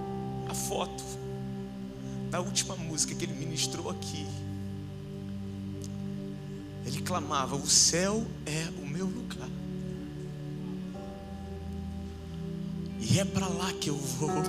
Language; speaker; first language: Portuguese; native; Portuguese